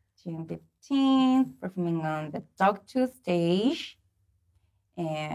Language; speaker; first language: English; non-native, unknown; Japanese